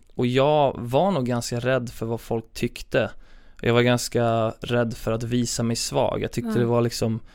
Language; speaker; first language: Swedish; native; Swedish